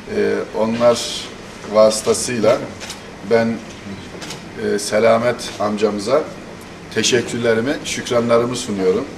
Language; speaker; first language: Turkish; native; Turkish